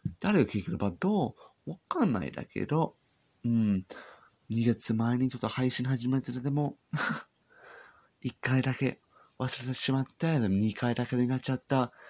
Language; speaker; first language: Japanese; non-native, learner; English